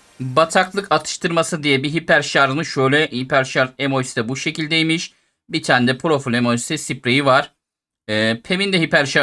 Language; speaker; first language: Turkish; native; Turkish